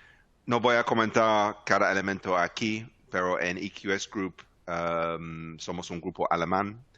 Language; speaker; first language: Spanish; non-native, fluent; English